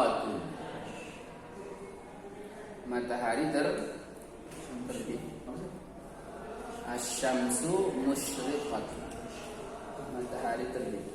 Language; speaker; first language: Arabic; non-native, fluent; Indonesian